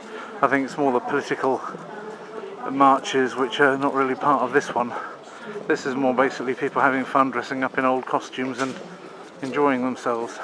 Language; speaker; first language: English; native; English